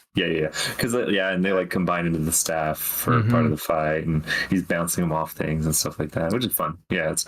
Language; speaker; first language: English; native; English